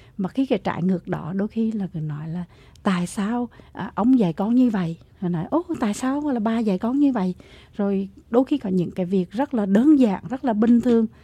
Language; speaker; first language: Vietnamese; native; Vietnamese